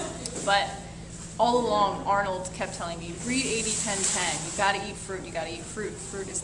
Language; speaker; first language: English; native; English